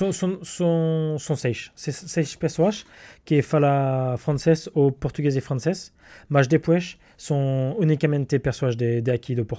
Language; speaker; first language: Portuguese; non-native, learner; French